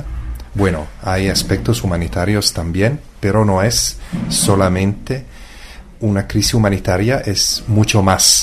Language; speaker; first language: Spanish; non-native, fluent; Italian